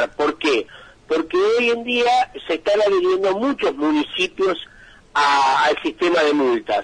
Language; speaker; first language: Spanish; native; Spanish